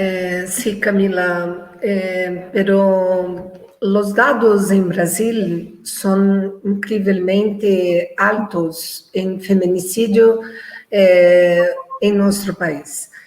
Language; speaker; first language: Spanish; non-native, learner; Portuguese